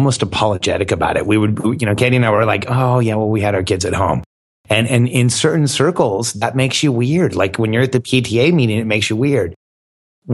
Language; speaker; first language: English; native; English